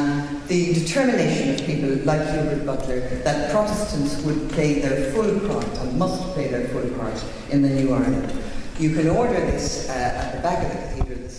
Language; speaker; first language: English; native; English